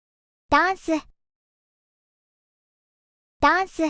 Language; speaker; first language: Japanese; native; Japanese